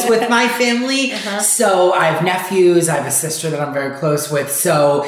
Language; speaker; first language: English; native; English